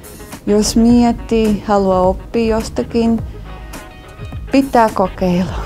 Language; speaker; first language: Finnish; non-native, learner; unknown